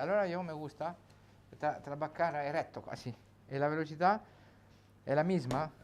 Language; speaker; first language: Spanish; non-native, learner; Italian